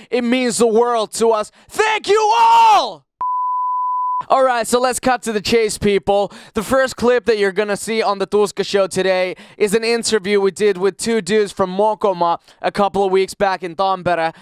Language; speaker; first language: English; non-native, fluent; Finnish